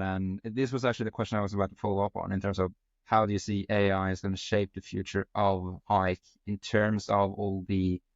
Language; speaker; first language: English; non-native, fluent; Norwegian